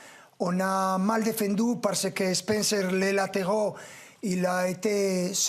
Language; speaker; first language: French; non-native, fluent; Spanish